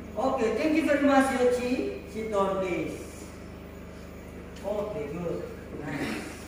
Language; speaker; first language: English; non-native, fluent; Indonesian